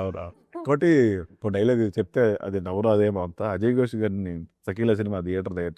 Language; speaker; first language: Telugu; native; Telugu